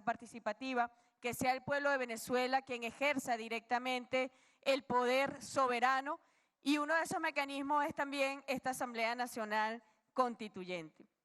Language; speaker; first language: Spanish; native; Spanish